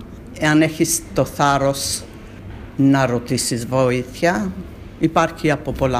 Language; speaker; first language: Greek; early bilingual, heritage; Greek